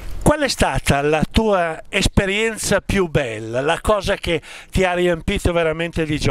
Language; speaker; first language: Italian; native; Italian